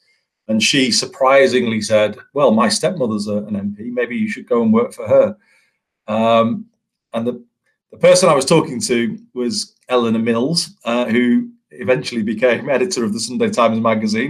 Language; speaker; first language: English; native; English